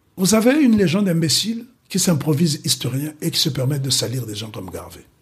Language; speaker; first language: French; non-native, local second language; Kongo